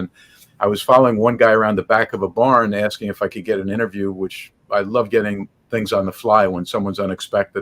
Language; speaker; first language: English; native; English